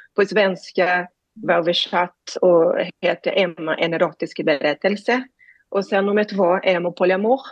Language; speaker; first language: Swedish; non-native, learner; Portuguese